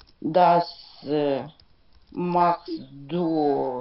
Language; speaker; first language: German; non-native, learner; Ukrainian